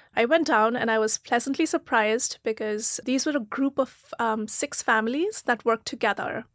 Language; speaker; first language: English; non-native, local second language; Hindi